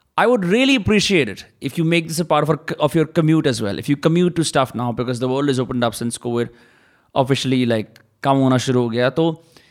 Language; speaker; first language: Hindi; native; Hindi